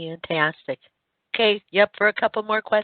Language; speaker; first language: English; native; English